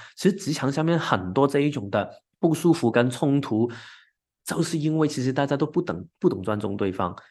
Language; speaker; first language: Chinese; non-native, local second language; Cantonese